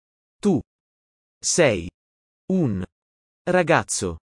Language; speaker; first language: Italian; non-native, learner; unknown